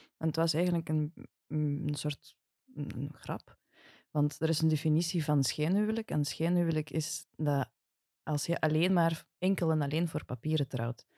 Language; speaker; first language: Dutch; non-native, fluent; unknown